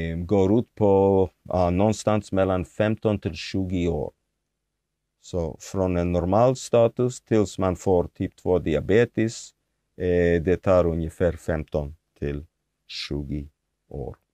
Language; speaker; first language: Swedish; non-native, fluent; Hebrew